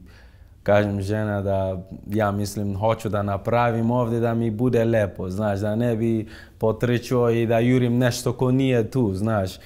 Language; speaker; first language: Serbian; non-native, fluent; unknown